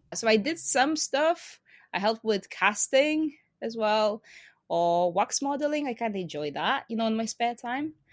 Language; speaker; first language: English; non-native, fluent; Lithuanian